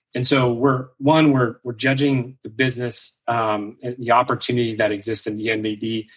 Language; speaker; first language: English; native; English